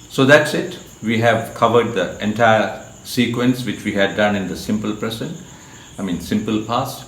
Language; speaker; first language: English; non-native, local second language; Malayalam